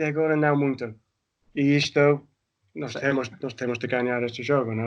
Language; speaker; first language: Portuguese; non-native, fluent; English